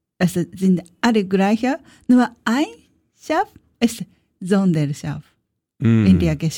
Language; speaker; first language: German; non-native, learner; Japanese